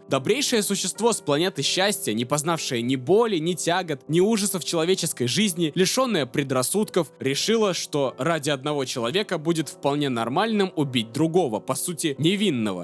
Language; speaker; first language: Russian; native; Russian